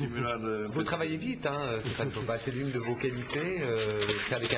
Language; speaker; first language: French; native; French